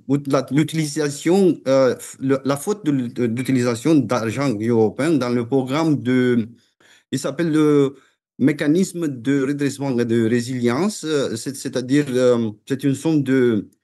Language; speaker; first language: French; non-native, fluent; Romanian